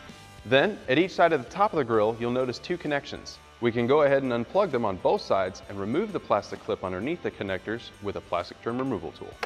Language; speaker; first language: English; native; English